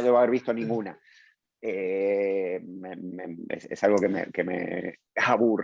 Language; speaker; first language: Spanish; native; Spanish